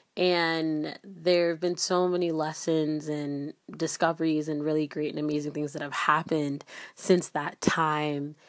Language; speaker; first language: English; early bilingual, other home language; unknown